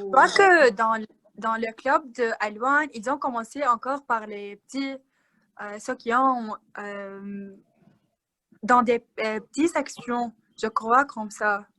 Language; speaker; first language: French; non-native, learner; Arabic